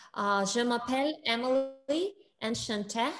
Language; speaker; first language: French; non-native, learner; Russian